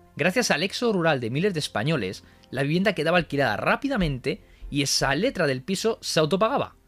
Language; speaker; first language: Spanish; native; Spanish